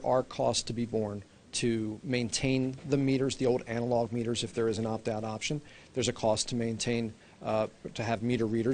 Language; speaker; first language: English; native; English